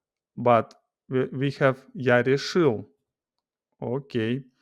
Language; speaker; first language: English; non-native, fluent; Russian